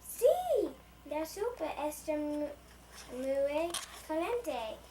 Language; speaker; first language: Spanish; non-native, learner; English